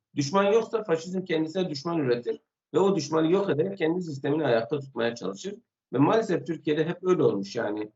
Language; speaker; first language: Turkish; non-native, local second language; Kurdish